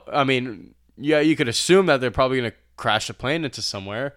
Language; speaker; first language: English; early bilingual, other home language; Albanian